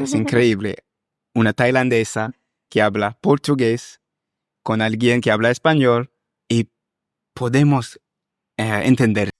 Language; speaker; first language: Spanish; non-native, fluent; English